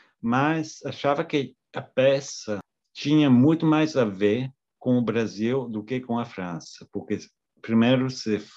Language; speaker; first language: Portuguese; non-native, fluent; French